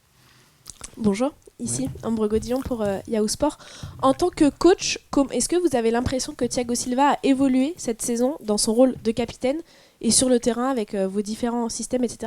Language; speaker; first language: French; native; French